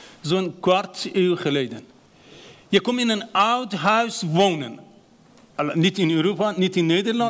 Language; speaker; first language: Dutch; non-native, fluent; Persian